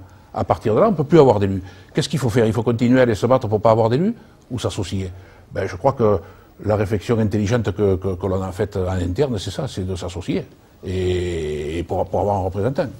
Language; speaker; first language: French; native; French